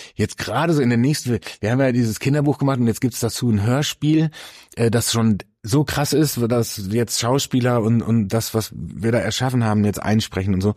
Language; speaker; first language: German; native; German